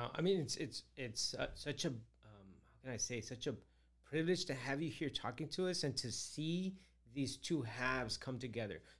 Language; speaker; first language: English; early bilingual, other home language; Spanish